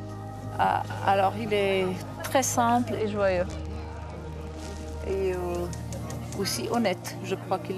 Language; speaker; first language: French; non-native, fluent; Slovenian